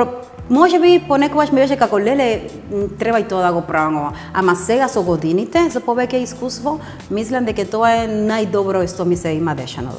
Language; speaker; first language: Macedonian; non-native, fluent; Spanish